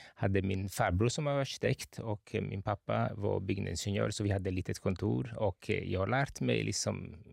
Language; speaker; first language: Swedish; non-native, fluent; Italian